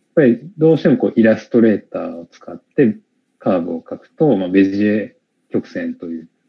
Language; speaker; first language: Japanese; native; Japanese